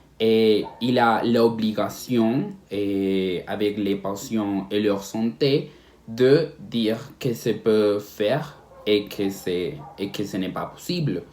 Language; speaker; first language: French; non-native, learner; Spanish